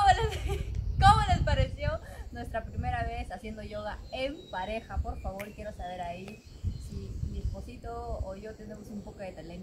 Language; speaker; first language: Spanish; native; Spanish